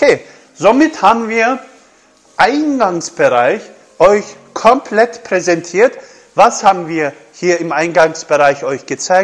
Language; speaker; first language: German; non-native, fluent; Turkish